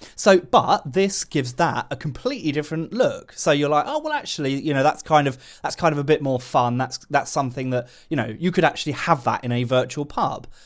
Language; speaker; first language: English; native; English